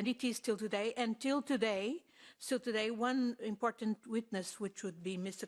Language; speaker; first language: English; non-native, fluent; Portuguese